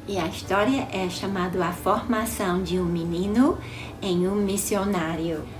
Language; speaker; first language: Portuguese; non-native, fluent; English